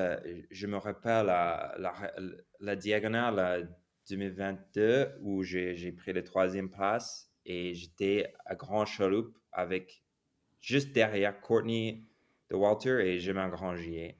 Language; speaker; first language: French; non-native, fluent; English